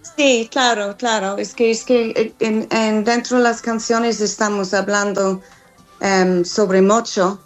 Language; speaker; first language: Spanish; non-native, fluent; English